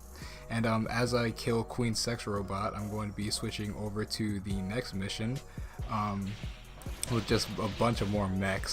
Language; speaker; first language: English; native; English